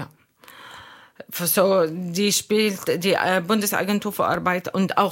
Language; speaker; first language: German; non-native, local second language; Arabic